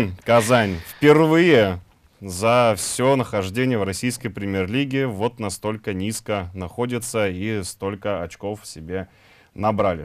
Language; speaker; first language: Russian; native; Russian